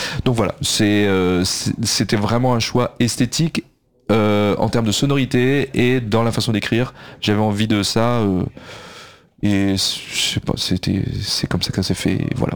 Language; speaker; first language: French; native; French